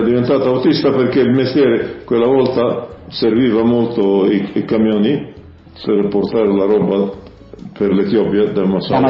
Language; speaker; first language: Italian; early bilingual, heritage; Italian